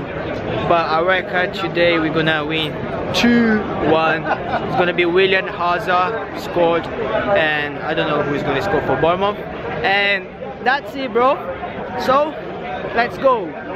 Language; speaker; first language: English; non-native, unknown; Portuguese